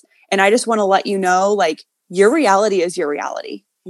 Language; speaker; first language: English; native; English